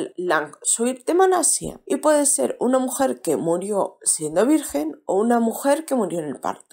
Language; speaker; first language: Spanish; native; Spanish